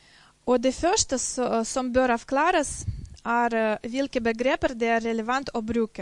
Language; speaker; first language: Norwegian; non-native, fluent; Dutch